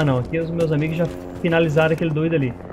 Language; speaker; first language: Portuguese; native; Portuguese